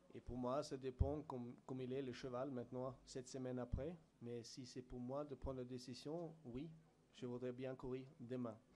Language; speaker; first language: French; non-native, fluent; Swedish